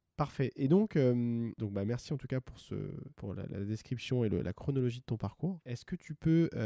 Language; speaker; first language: French; native; French